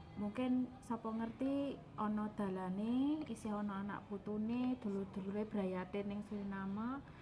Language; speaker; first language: Javanese; native; Javanese